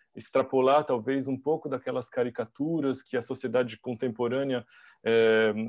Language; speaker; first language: Portuguese; native; Portuguese